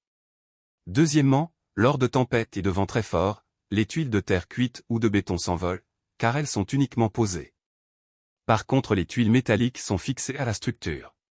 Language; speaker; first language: French; native; French